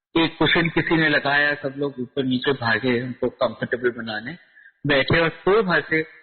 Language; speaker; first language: Hindi; native; Hindi